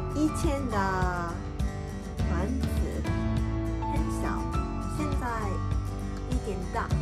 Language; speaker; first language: Chinese; non-native, learner; Japanese